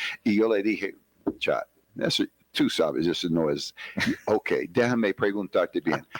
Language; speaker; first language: Spanish; non-native, fluent; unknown